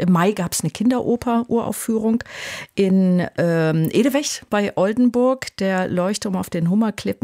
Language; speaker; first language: German; native; German